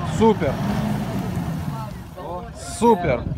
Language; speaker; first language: Russian; non-native, local second language; Ukrainian